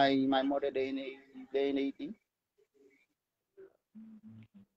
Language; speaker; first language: English; non-native, learner; Haitian Creole